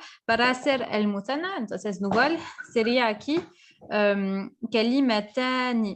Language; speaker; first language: Spanish; non-native, fluent; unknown